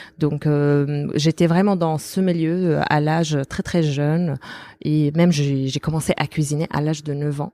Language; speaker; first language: French; non-native, fluent; Arabic